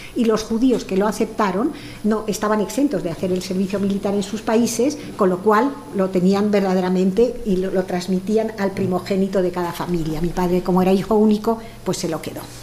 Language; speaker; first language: Spanish; early bilingual, other home language; French